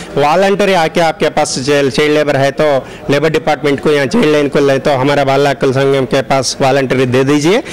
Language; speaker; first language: Hindi; non-native, local second language; Telugu